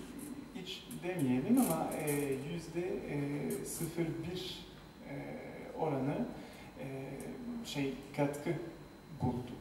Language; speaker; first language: Turkish; non-native, fluent; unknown